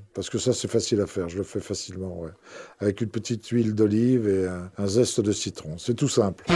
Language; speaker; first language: French; native; French